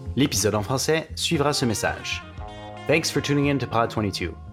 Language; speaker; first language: French; native; French